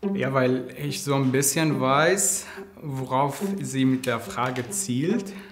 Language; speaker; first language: German; non-native, fluent; Arabic